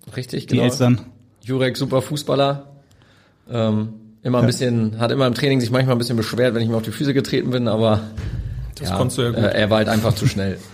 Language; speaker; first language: German; native; German